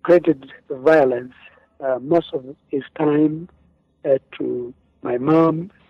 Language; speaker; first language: English; non-native, local second language; Kamba